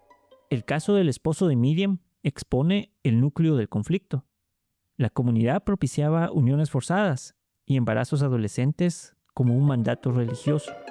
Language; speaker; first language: Spanish; native; Spanish